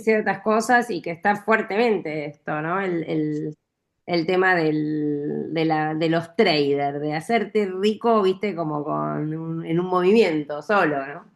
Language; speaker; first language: Spanish; native; Spanish